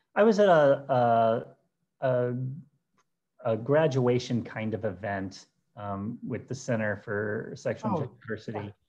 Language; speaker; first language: English; native; English